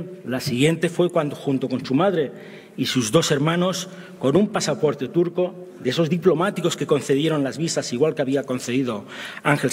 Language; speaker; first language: Spanish; native; Spanish